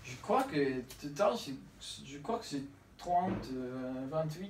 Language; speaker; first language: French; non-native, learner; Spanish